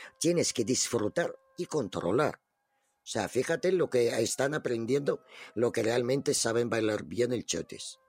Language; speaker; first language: Spanish; non-native, fluent; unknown